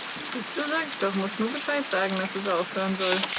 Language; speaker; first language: German; native; German